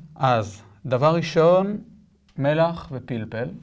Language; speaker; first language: Hebrew; early bilingual, other home language; Spanish